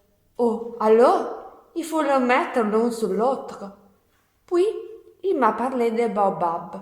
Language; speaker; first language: French; non-native, learner; Italian